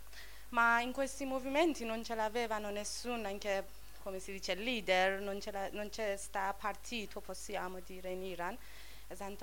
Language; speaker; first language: Italian; non-native, learner; Persian